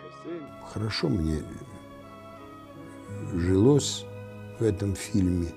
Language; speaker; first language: Russian; non-native, local second language; Armenian